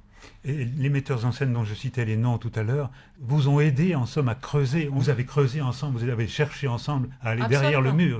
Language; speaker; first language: French; native; French